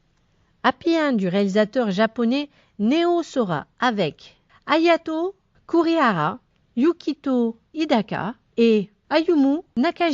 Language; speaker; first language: French; native; French